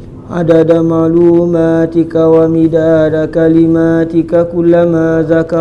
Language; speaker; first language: Arabic; non-native, fluent; Malay